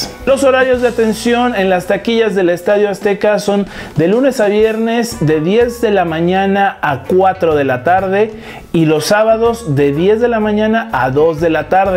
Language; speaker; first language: Spanish; native; Spanish